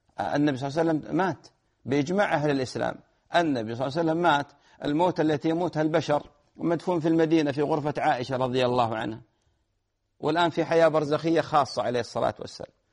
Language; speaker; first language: Arabic; native; Arabic